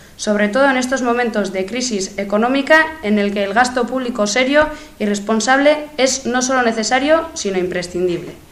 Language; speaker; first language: Spanish; native; Spanish